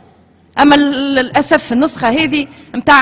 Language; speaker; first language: Arabic; native; Arabic